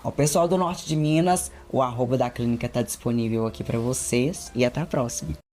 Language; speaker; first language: Portuguese; native; Portuguese